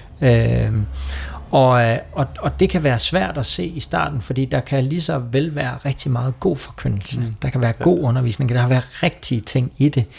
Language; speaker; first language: Danish; native; Danish